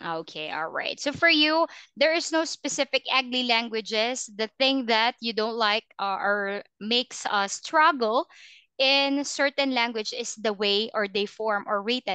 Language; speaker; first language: English; non-native, fluent; Filipino